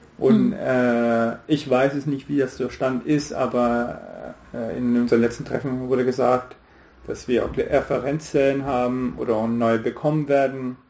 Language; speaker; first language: German; non-native, fluent; Hindi